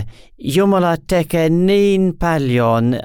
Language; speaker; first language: Finnish; non-native, learner; English